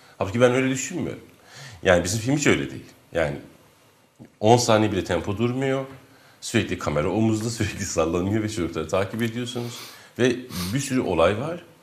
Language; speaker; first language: Turkish; non-native, local second language; Kurdish